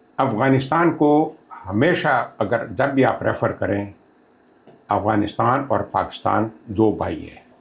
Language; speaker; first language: Urdu; non-native, local second language; Pashto